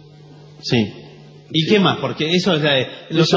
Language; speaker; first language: Spanish; native; Spanish